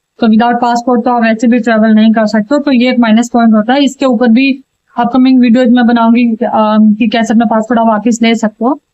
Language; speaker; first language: Hindi; native; Hindi